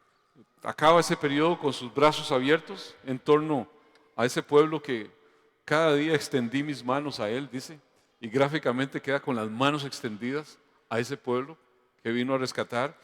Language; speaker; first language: Spanish; native; Spanish